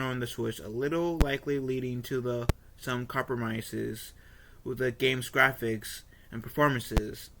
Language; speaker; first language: English; native; English